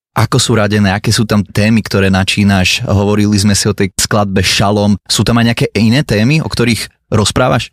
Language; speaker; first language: Slovak; native; Slovak